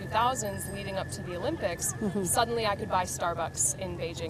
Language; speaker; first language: English; native; English